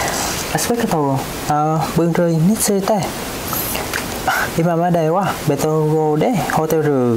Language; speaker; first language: Japanese; non-native, fluent; Vietnamese